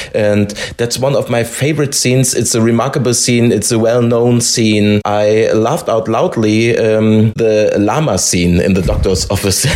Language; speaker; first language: English; non-native, fluent; German